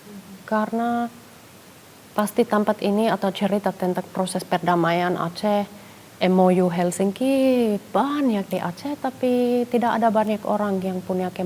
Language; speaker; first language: Indonesian; non-native, fluent; Finnish